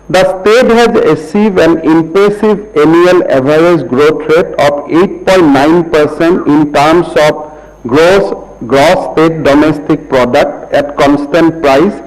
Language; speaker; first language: English; non-native, local second language; Assamese